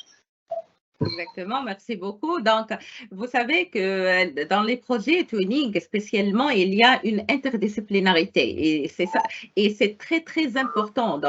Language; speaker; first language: French; non-native, local second language; Arabic